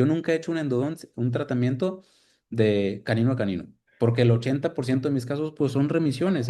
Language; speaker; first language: Spanish; native; Spanish